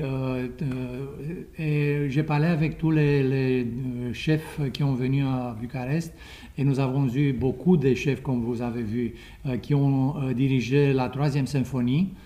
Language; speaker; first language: French; non-native, fluent; Romanian